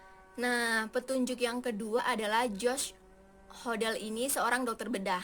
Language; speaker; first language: Indonesian; native; Indonesian